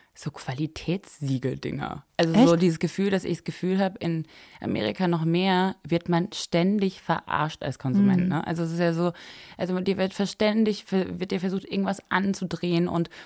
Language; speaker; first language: German; native; German